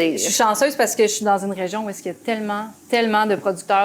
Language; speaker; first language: French; native; French